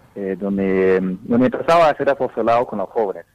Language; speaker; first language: Spanish; non-native, fluent; English